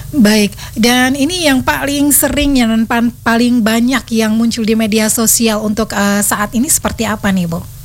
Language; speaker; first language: Indonesian; native; Indonesian